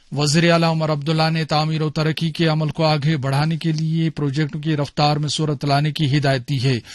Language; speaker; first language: Urdu; non-native, local second language; Kashmiri